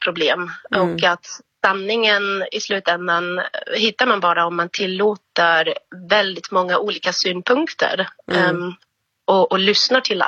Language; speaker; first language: Swedish; non-native, fluent; German